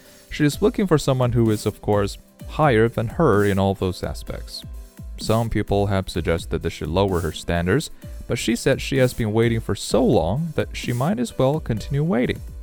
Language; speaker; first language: English; non-native, fluent; Chinese